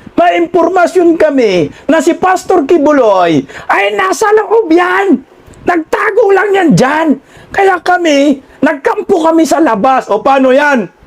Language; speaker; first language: Filipino; native; Filipino